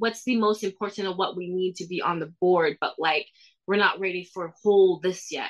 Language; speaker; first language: English; early bilingual, other home language; Thai